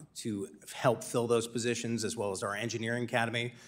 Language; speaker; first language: English; native; English